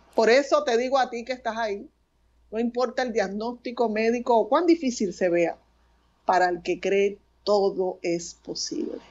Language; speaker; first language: Spanish; native; Spanish